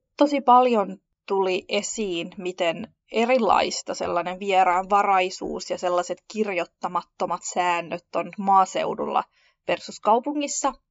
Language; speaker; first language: Finnish; early bilingual, other home language; Kurdish